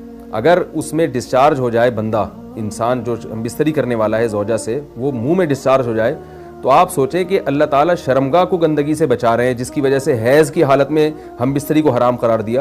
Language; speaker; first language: Urdu; native; Urdu